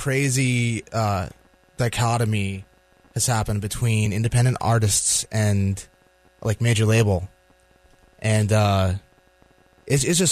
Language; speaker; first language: English; native; English